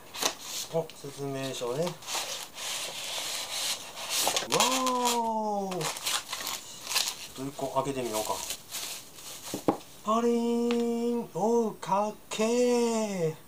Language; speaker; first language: Japanese; native; Japanese